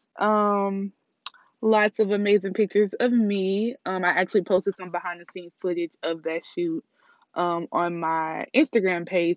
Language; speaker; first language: English; native; English